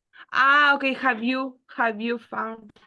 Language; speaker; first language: English; non-native, learner; Spanish